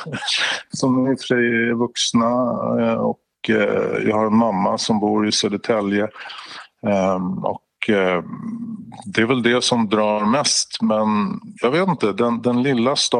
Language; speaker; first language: Swedish; native; Swedish